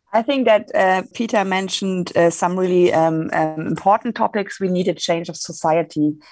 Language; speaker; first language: English; non-native, fluent; German